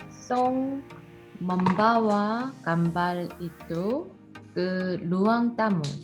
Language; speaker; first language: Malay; non-native, learner; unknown